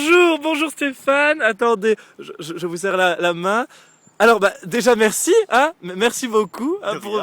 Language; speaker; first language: French; native; French